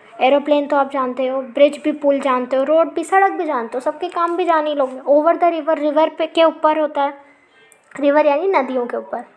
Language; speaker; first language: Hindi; native; Hindi